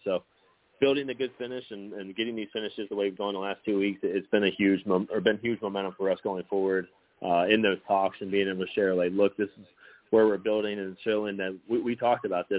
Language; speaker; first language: English; native; English